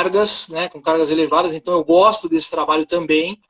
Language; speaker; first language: Portuguese; native; Portuguese